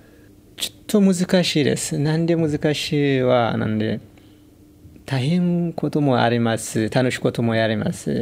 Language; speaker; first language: Japanese; non-native, learner; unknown